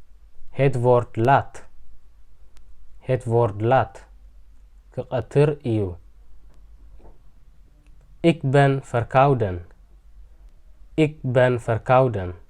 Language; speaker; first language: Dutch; non-native, fluent; Tigrinya